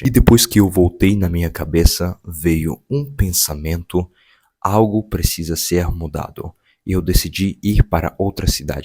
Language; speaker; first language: Portuguese; non-native, fluent; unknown